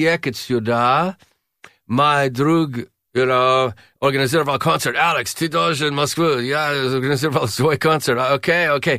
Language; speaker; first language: Russian; non-native, learner; English